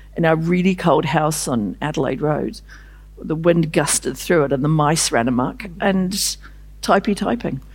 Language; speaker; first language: English; native; English